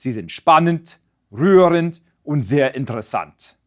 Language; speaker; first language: German; non-native, fluent; English